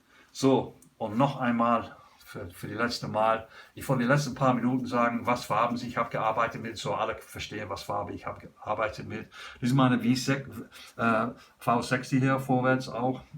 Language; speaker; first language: German; non-native, learner; English